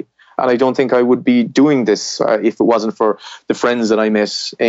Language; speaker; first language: English; native; English